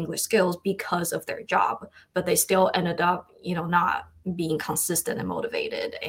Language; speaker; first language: English; non-native, fluent; Chinese